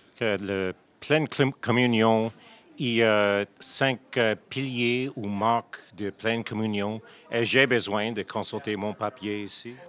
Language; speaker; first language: French; non-native, local second language; English